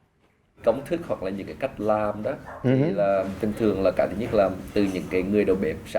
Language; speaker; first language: Vietnamese; native; Vietnamese